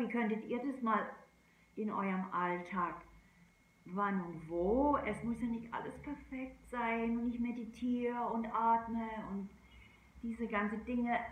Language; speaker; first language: German; non-native, fluent; English